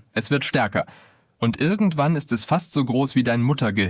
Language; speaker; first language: German; non-native, fluent; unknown